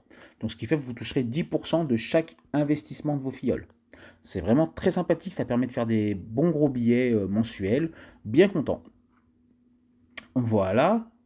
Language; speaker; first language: French; native; French